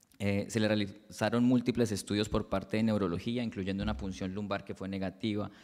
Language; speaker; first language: Spanish; native; Spanish